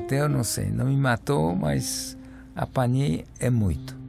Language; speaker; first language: Portuguese; non-native, fluent; Polish